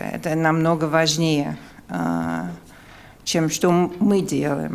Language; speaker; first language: Russian; non-native, fluent; English